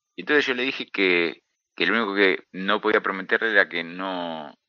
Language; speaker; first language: Spanish; native; Spanish